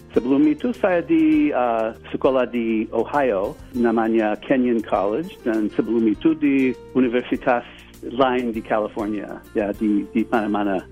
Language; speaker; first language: Indonesian; non-native, fluent; English